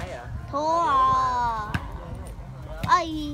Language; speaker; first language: Vietnamese; native; Vietnamese